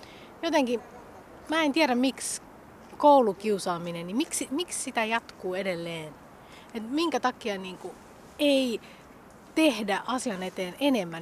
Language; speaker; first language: Finnish; early bilingual, other home language; Somali